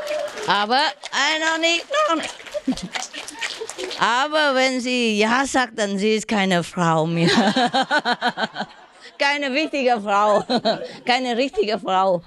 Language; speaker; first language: German; non-native, learner; Vietnamese